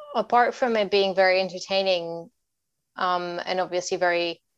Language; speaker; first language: English; non-native, fluent; Bulgarian